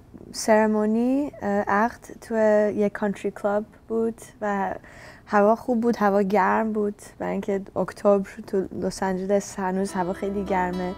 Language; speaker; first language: Persian; early bilingual, heritage; Persian